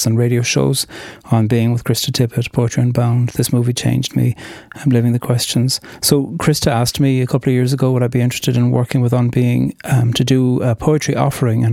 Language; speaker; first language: English; non-native, local second language; Irish